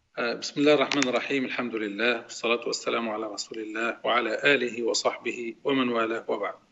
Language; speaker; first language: Arabic; native; Arabic